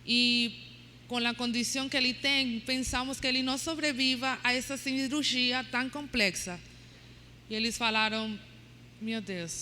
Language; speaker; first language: Portuguese; non-native, learner; Spanish